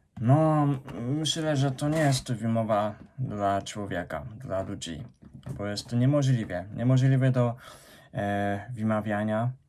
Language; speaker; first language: Polish; non-native, fluent; Japanese